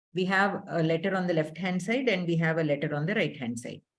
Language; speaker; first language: English; non-native, local second language; Telugu